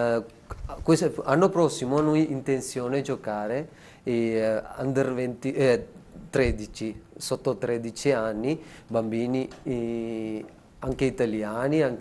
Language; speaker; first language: Italian; non-native, learner; Sinhala